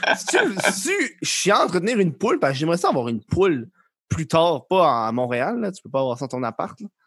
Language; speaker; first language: French; native; French